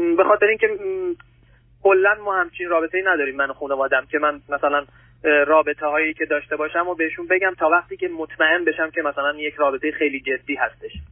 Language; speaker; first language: Persian; early bilingual, other home language; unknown